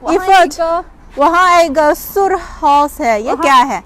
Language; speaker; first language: Urdu; non-native, fluent; Chinese